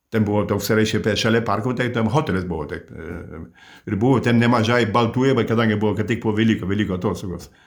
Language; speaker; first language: Lithuanian; early bilingual, heritage; Lithuanian